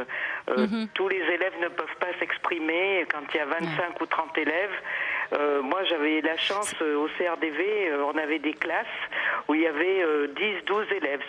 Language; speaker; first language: French; native; French